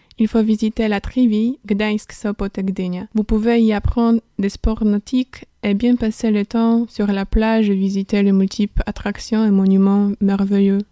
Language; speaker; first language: French; non-native, learner; Polish